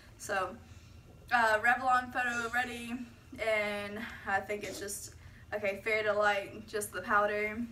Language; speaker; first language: English; native; English